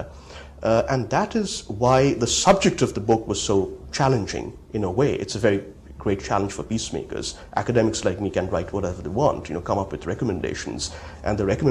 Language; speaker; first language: English; non-native, local second language; Bangla